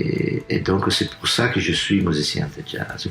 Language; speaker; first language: French; non-native, fluent; Italian